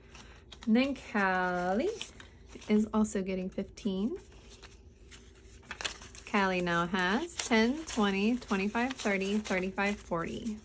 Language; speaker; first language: English; native; English